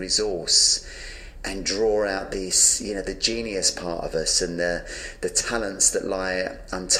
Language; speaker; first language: English; native; English